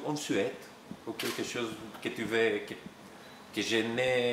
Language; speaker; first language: French; non-native, learner; Greek